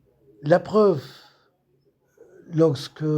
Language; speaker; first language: French; non-native, local second language; Arabic